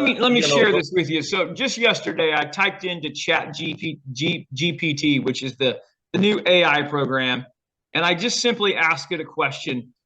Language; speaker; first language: English; native; English